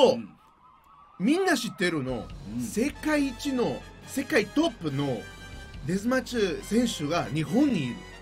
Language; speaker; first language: Japanese; non-native, learner; Spanish